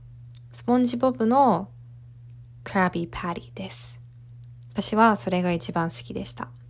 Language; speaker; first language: Japanese; early bilingual, heritage; Japanese